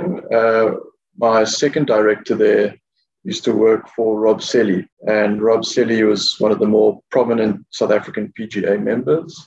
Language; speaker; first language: English; native; English